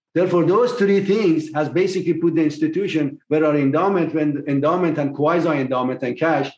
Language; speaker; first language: English; non-native, fluent; Persian